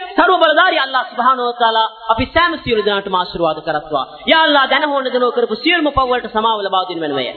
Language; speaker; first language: Sinhala; native; Sinhala